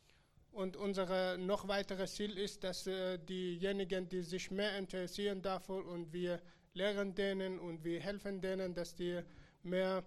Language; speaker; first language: German; non-native, learner; Persian